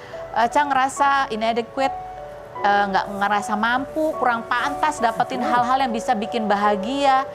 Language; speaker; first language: Indonesian; native; Indonesian